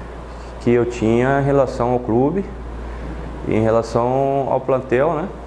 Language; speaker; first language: Portuguese; native; Portuguese